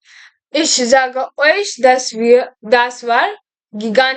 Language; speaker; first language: German; non-native, fluent; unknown